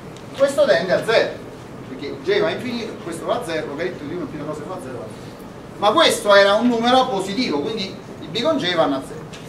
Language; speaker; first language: Italian; native; Italian